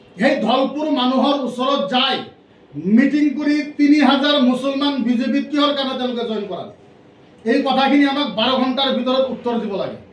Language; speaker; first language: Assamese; non-native, local second language; Bangla